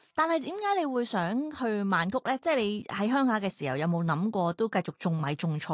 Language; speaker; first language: Cantonese; native; Cantonese